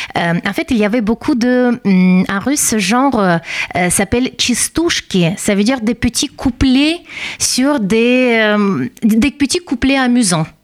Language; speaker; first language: French; non-native, fluent; Russian